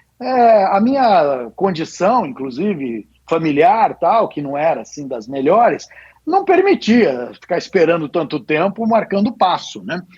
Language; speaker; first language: Portuguese; native; Portuguese